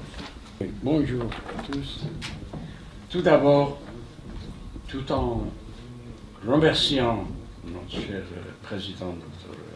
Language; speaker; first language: French; non-native, fluent; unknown